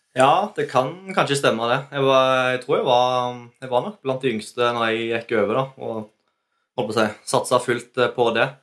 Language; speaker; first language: Norwegian; native; Norwegian